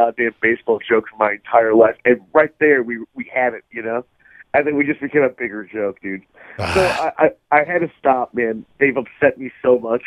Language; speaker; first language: English; native; English